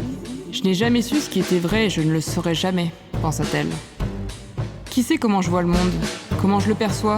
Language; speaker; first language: French; native; French